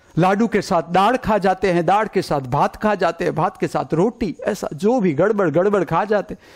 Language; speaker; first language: Hindi; non-native, local second language; Gujarati